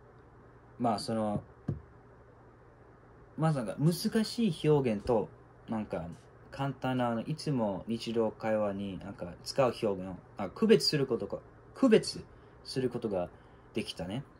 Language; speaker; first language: Japanese; non-native, fluent; English